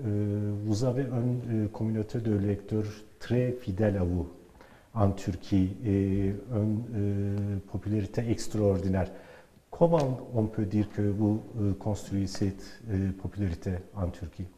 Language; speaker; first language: French; non-native, learner; Turkish